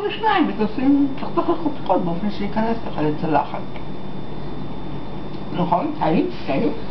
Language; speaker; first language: Hebrew; native; Hebrew